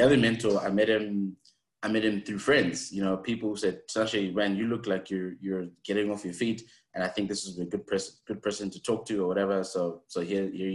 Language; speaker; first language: English; non-native, local second language; Shona